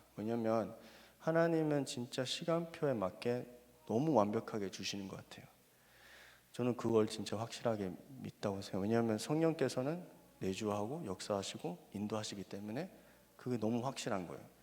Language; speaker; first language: Korean; non-native, fluent; Spanish